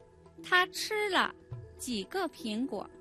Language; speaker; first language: Chinese; non-native, fluent; Mongolian